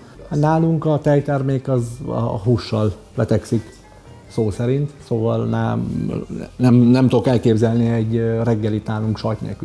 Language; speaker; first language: Hungarian; early bilingual, other home language; Arabic